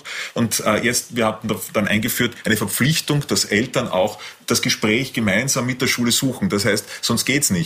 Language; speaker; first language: German; native; German